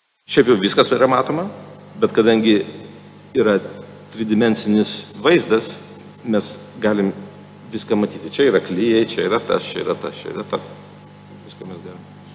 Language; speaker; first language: Lithuanian; native; Lithuanian